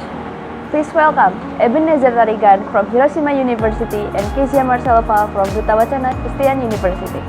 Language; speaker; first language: English; non-native, learner; Indonesian